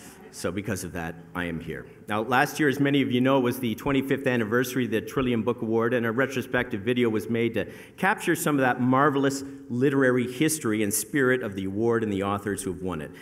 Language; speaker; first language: English; native; English